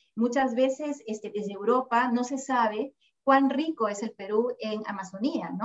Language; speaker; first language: Spanish; native; Spanish